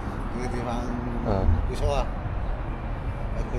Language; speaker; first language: Chinese; non-native, local second language; Cantonese